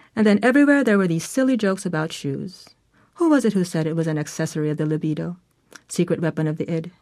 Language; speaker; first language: English; non-native, local second language; Filipino